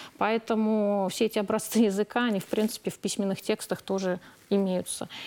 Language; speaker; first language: Russian; native; Russian